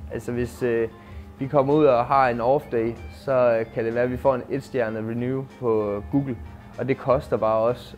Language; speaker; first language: Danish; native; Danish